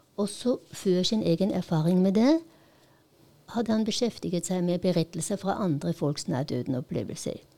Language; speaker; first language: Norwegian; non-native, fluent; Polish